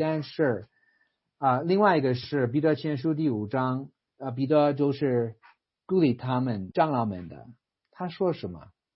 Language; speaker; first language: Chinese; non-native, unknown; English